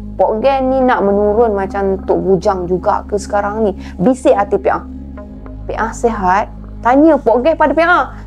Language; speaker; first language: Malay; native; Malay